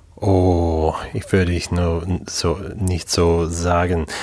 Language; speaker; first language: German; non-native, learner; English